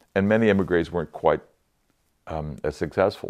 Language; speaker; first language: English; native; English